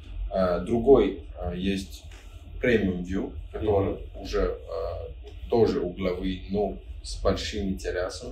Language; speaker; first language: Russian; non-native, fluent; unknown